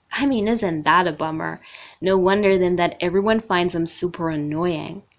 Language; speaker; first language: English; non-native, fluent; Persian